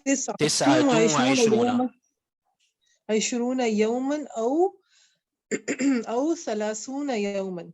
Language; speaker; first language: Arabic; non-native, learner; Urdu